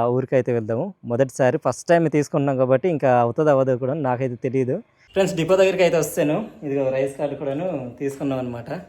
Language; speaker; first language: Telugu; non-native, local second language; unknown